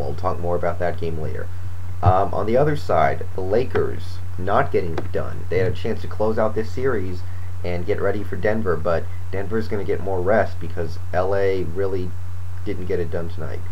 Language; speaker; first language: English; native; English